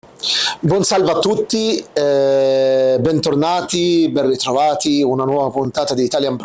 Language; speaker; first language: Italian; non-native, fluent; Arabic